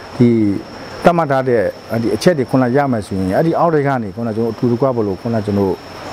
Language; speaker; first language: Burmese; non-native, local second language; S'gaw Karen